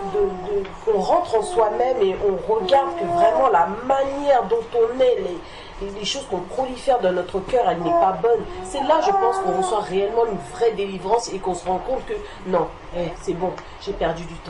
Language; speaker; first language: French; native; French